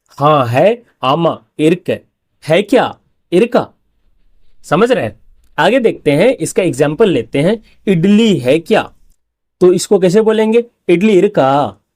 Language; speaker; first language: Hindi; native; Hindi